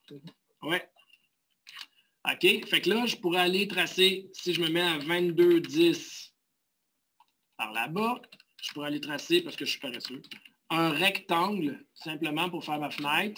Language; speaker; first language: French; native; French